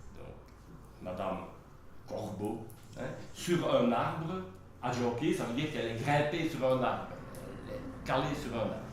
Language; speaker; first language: French; non-native, local second language; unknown